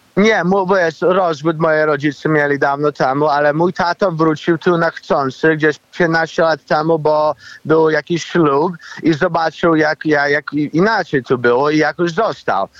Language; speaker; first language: Polish; early bilingual, heritage; Polish